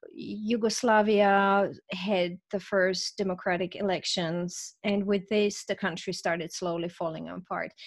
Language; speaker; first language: English; non-native, fluent; Croatian